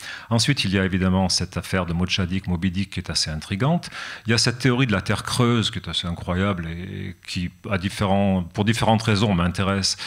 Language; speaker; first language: French; native; French